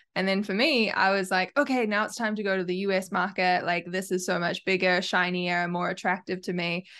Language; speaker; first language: English; native; English